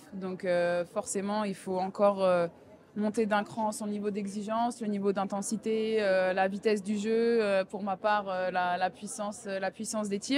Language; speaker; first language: French; native; French